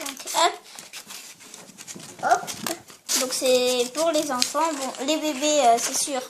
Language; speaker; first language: French; native; French